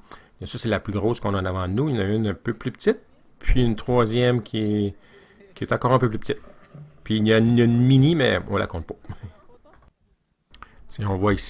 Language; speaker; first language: French; native; French